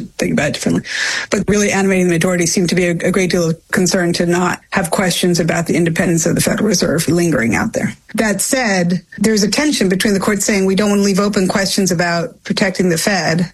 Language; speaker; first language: English; native; English